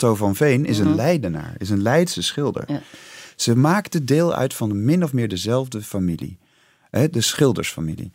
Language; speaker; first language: Dutch; native; Dutch